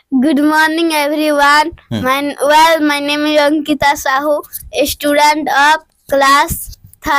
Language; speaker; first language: English; non-native, learner; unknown